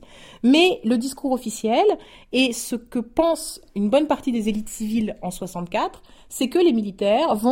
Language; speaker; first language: French; native; French